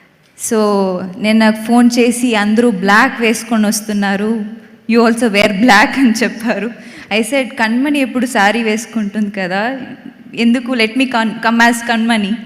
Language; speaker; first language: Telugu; non-native, fluent; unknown